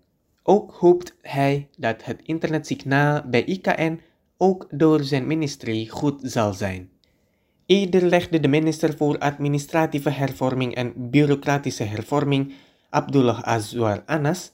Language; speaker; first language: Dutch; non-native, fluent; Indonesian